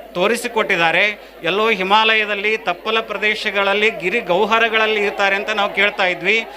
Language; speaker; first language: Kannada; native; Kannada